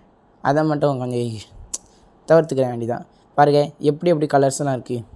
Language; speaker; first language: Tamil; native; Tamil